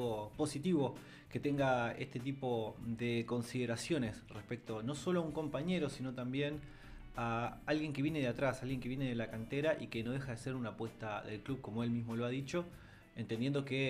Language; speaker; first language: Spanish; native; Spanish